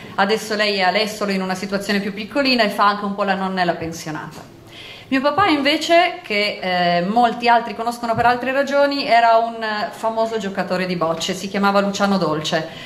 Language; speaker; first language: Italian; native; Italian